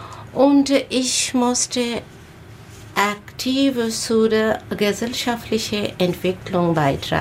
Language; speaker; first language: German; non-native, learner; Bangla